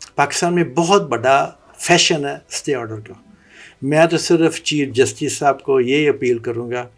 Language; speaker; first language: Urdu; non-native, local second language; Punjabi